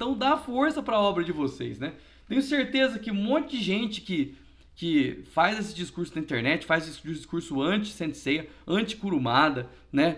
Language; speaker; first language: Portuguese; native; Portuguese